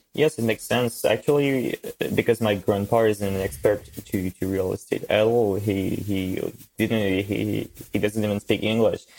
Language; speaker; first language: English; non-native, fluent; French